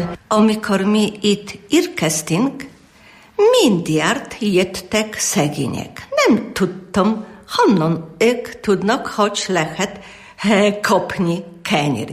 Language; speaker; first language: Hungarian; non-native, learner; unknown